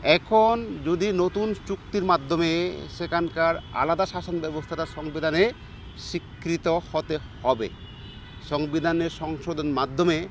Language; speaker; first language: Bangla; non-native, local second language; Chakma